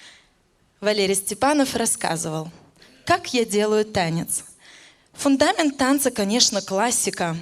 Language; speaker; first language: Russian; native; Russian